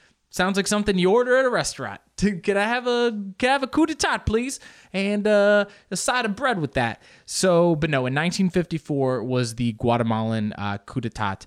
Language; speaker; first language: English; early bilingual, other home language; Spanish